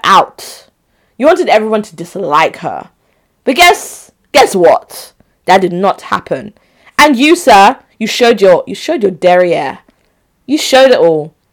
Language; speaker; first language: English; non-native, local second language; Igbo